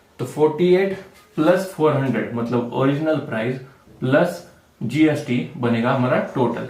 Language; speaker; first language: Hindi; non-native, local second language; Marathi